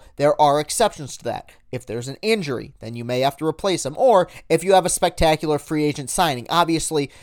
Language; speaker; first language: English; native; English